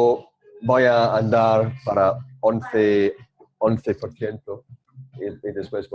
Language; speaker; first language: Spanish; non-native, learner; English